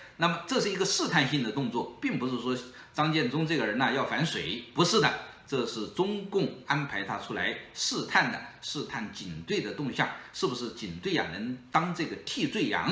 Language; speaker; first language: Chinese; native; Chinese